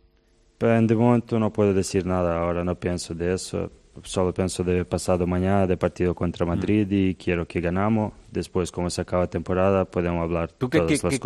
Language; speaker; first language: Spanish; non-native, learner; Serbian